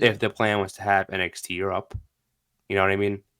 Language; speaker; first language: English; native; English